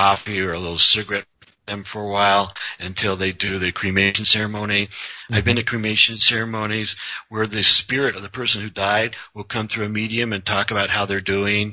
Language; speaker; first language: English; native; English